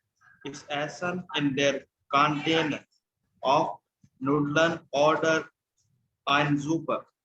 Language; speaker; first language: German; non-native, learner; Hindi